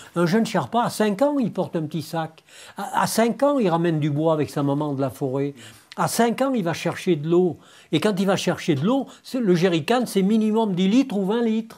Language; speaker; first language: French; native; French